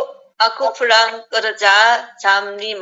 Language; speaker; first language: Indonesian; non-native, learner; Korean